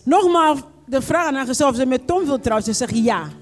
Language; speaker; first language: Dutch; non-native, fluent; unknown